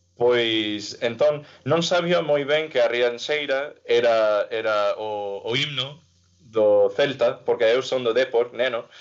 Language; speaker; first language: Galician; non-native, fluent; English